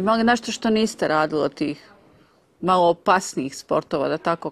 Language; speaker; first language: Serbian; native; Serbian